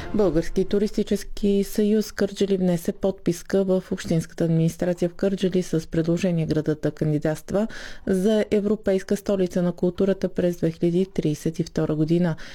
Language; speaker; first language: Bulgarian; non-native, local second language; Turkish